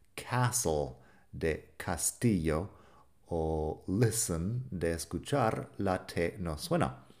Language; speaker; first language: Spanish; non-native, fluent; English